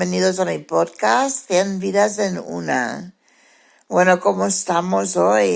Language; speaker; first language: Spanish; early bilingual, heritage; Spanish